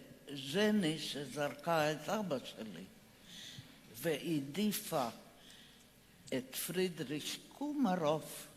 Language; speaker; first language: Hebrew; non-native, fluent; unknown